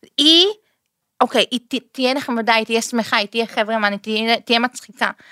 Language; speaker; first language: Hebrew; early bilingual, other home language; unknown